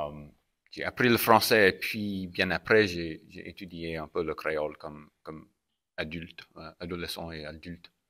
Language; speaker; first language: French; non-native, local second language; English